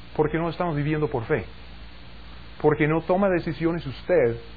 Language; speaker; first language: Spanish; non-native, fluent; English